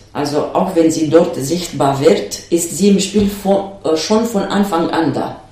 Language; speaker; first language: German; non-native, fluent; Romanian